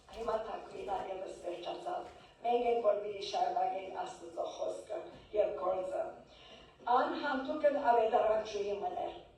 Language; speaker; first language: Armenian; early bilingual, heritage; Armenian